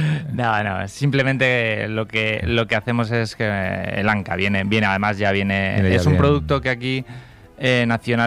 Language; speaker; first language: Spanish; native; Spanish